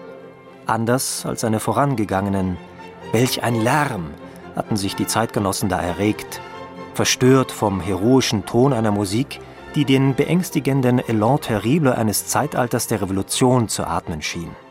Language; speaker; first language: German; native; German